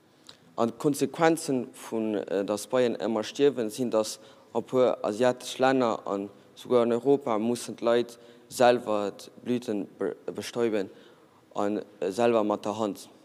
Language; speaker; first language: German; non-native, learner; Portuguese